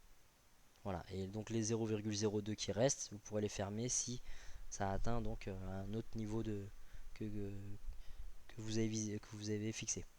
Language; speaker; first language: French; native; French